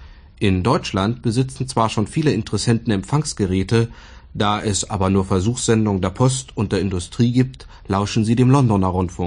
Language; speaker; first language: German; native; German